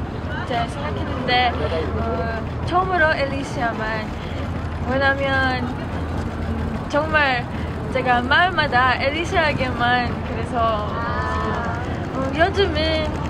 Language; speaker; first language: Korean; non-native, learner; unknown